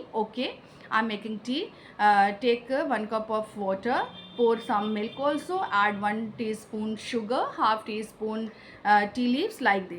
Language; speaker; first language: English; non-native, local second language; Hindi